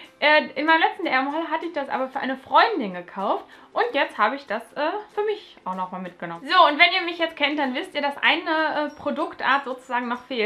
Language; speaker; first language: German; native; German